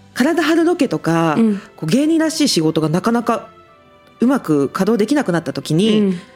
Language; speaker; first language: Japanese; native; Japanese